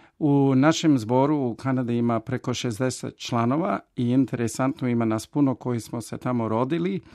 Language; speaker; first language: Croatian; early bilingual, heritage; Croatian